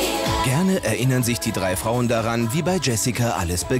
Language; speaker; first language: German; native; German